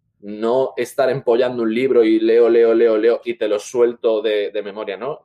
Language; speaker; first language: Spanish; native; Spanish